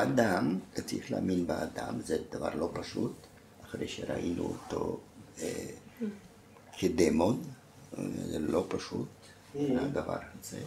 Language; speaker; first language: Hebrew; non-native, fluent; German